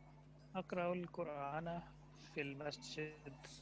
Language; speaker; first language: Arabic; non-native, learner; Urdu